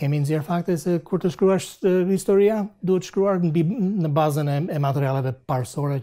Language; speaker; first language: Albanian; non-native, fluent; English